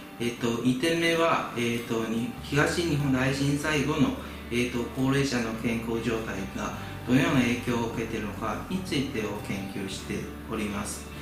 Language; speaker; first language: Japanese; non-native, fluent; Chinese